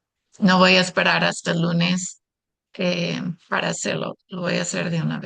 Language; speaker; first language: Spanish; non-native, fluent; English